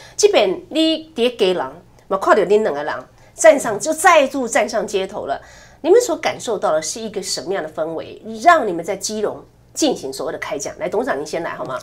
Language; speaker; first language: Chinese; non-native, local second language; Min Nan Chinese